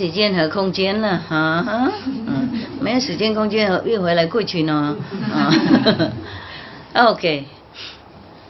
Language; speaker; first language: Chinese; non-native, fluent; Vietnamese